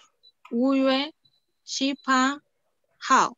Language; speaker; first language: Chinese; non-native, learner; Spanish